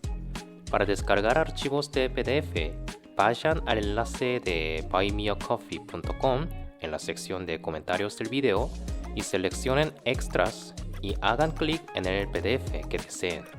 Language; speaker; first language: Spanish; non-native, fluent; Korean